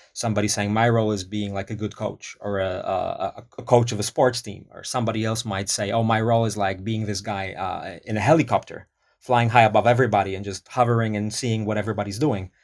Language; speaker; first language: English; non-native, fluent; Polish